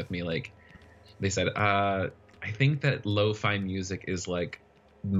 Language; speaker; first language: English; native; English